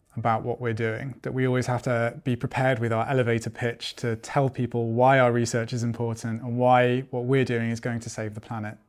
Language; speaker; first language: English; native; English